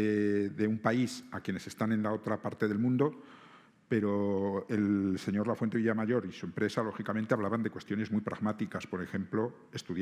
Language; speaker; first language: Spanish; native; Spanish